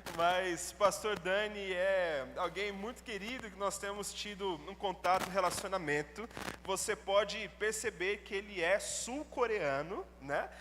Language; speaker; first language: Portuguese; native; Portuguese